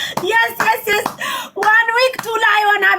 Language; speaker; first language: English; non-native, learner; Amharic